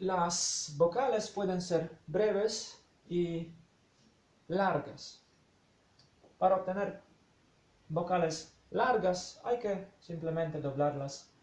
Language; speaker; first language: Spanish; non-native, fluent; Polish